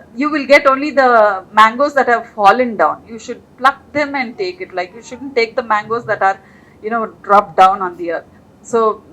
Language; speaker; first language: English; non-native, local second language; Telugu